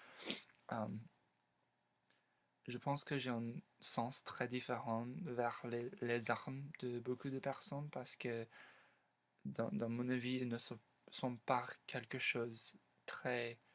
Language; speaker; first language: French; non-native, learner; English